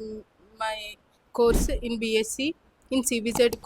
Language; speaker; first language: English; non-native, local second language; Kannada